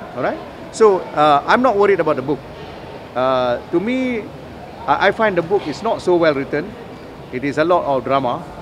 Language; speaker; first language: English; non-native, local second language; Malay